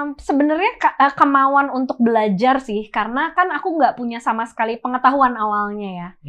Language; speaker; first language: Indonesian; native; Indonesian